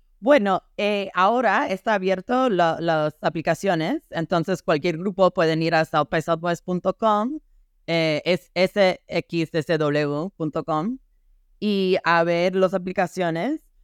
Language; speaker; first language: Spanish; non-native, fluent; English